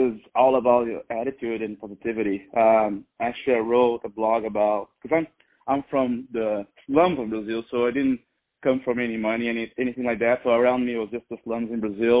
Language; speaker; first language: English; non-native, fluent; Portuguese